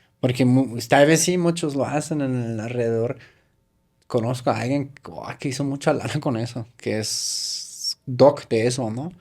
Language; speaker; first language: Spanish; non-native, fluent; German